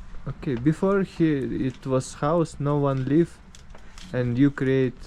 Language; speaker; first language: English; non-native, learner; Russian